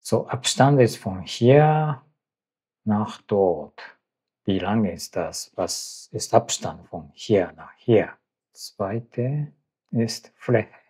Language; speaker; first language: German; non-native, learner; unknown